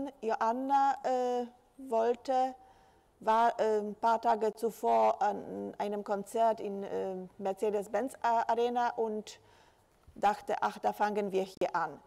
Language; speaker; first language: German; non-native, fluent; Polish